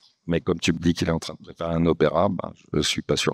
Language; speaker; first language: French; native; French